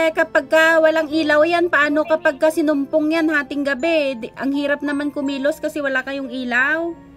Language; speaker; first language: Filipino; non-native, local second language; Hiligaynon